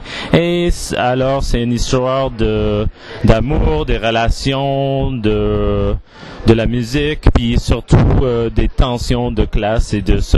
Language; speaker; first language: French; non-native, learner; English